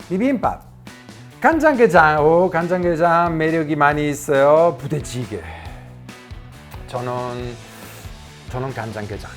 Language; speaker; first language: Korean; non-native, learner; Italian